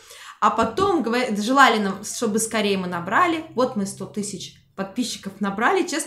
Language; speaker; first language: Russian; native; Russian